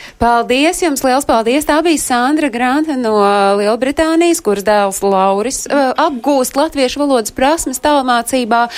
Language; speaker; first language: Latvian; native; Latvian